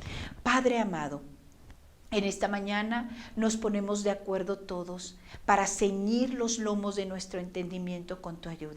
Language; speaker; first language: Spanish; native; Spanish